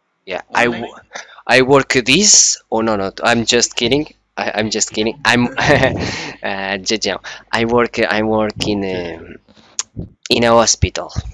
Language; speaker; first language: English; non-native, learner; Portuguese